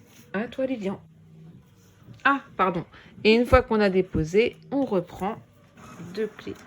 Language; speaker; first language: French; native; French